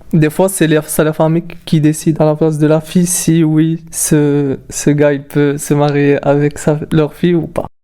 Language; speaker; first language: French; non-native, local second language; Arabic